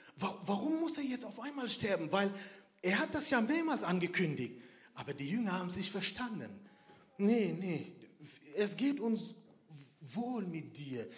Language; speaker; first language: German; non-native, fluent; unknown